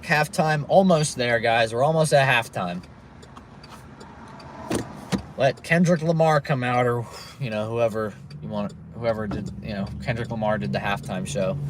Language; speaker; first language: English; native; English